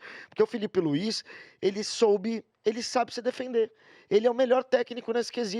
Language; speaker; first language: Portuguese; native; Portuguese